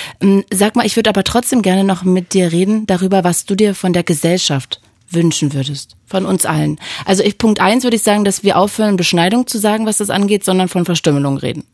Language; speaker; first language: German; native; German